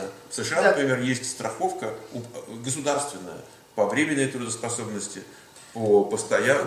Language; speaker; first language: Russian; native; Russian